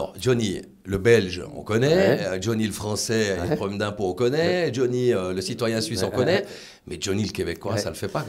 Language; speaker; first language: French; native; French